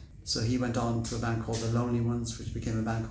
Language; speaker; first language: English; native; English